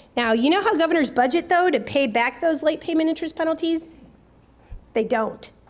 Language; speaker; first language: English; native; English